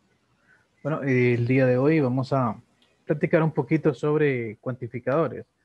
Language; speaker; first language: Spanish; native; Spanish